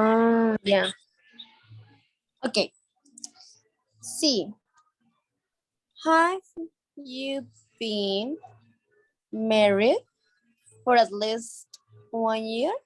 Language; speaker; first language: English; non-native, learner; Spanish